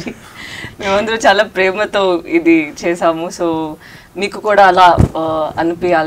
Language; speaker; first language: Telugu; non-native, local second language; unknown